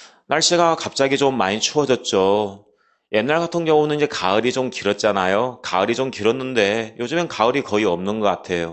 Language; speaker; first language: Korean; native; Korean